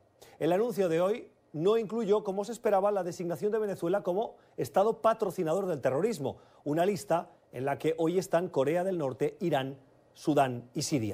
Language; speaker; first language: Spanish; native; Spanish